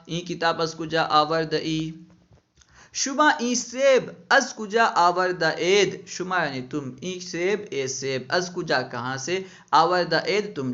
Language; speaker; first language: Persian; non-native, fluent; Urdu